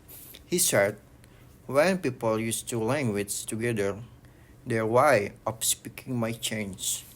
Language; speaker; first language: English; non-native, learner; Indonesian